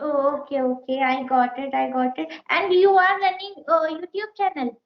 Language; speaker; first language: English; non-native, learner; Hindi